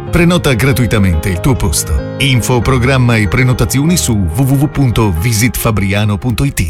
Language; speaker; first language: Italian; native; Italian